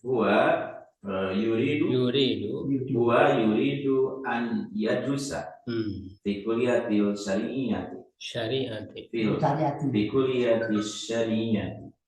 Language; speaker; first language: Arabic; non-native, learner; Indonesian